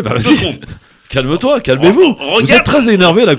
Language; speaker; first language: French; native; French